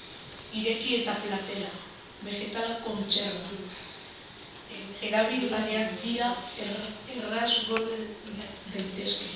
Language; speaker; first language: Basque; non-native, local second language; Spanish